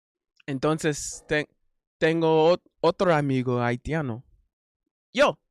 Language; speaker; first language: Spanish; non-native, learner; English